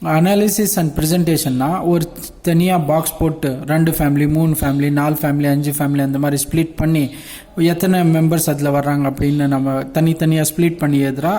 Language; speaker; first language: Tamil; non-native, local second language; Urdu